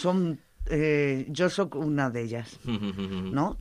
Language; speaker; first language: Catalan; non-native, local second language; Spanish